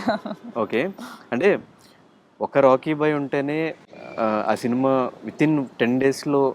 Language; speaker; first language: Telugu; native; Telugu